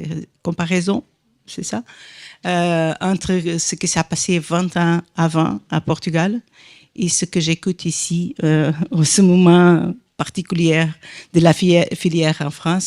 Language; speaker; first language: French; non-native, fluent; Portuguese